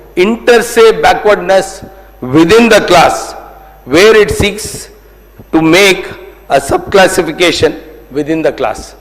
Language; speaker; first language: English; non-native, local second language; Telugu